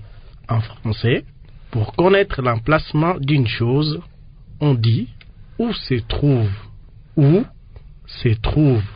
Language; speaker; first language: French; non-native, local second language; Lingala